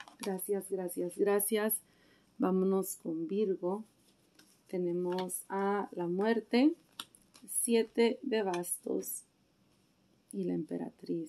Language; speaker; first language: Spanish; early bilingual, heritage; Spanish